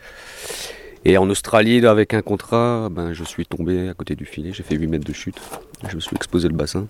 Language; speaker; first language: French; native; French